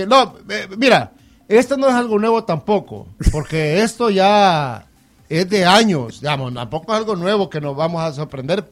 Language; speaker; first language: Spanish; native; Spanish